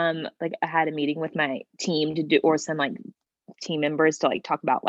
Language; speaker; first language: English; native; English